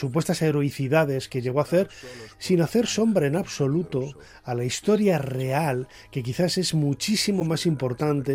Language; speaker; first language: Spanish; native; Spanish